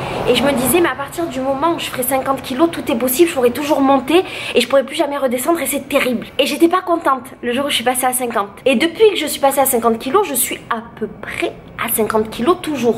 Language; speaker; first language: French; native; French